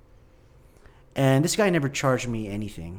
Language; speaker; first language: English; non-native, local second language; Filipino